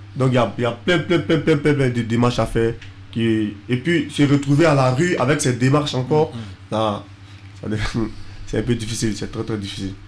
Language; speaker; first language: French; non-native, local second language; Fula